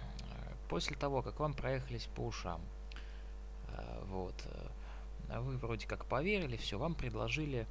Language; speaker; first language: Russian; native; Russian